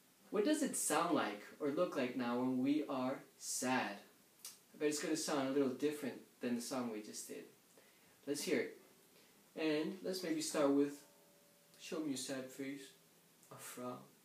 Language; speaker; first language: English; native; English